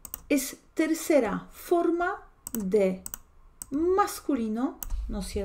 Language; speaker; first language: Spanish; non-native, fluent; Polish